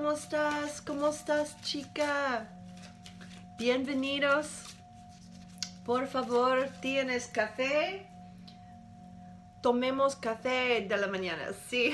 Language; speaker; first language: Spanish; non-native, learner; English